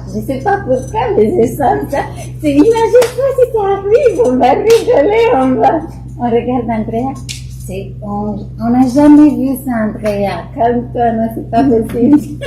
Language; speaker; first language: French; non-native, fluent; Romanian